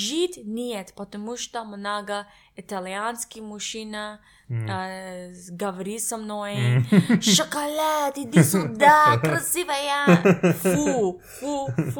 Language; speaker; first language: Russian; non-native, learner; English